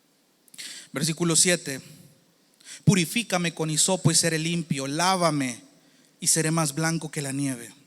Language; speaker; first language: Spanish; native; Spanish